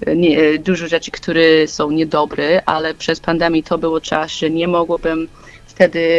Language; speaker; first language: Polish; non-native, learner; English